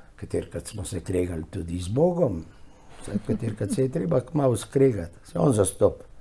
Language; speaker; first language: Slovenian; early bilingual, heritage; Slovenian